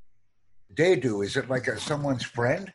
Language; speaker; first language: English; non-native, fluent; Romanian